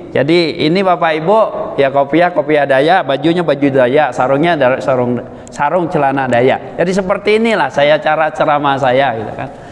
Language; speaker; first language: Indonesian; non-native, local second language; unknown